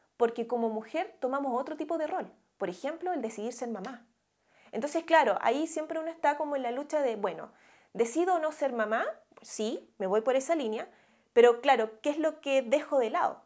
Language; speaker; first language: Spanish; native; Spanish